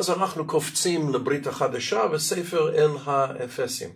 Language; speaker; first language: Hebrew; non-native, fluent; Russian